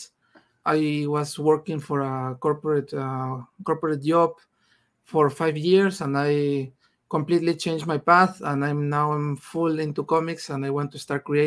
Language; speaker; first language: English; non-native, fluent; Spanish